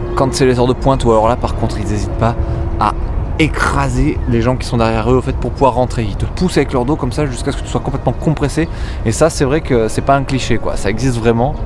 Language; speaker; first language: French; native; French